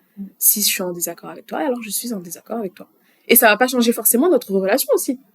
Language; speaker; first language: French; native; French